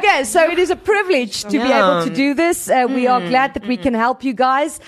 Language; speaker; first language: English; non-native, local second language; Afrikaans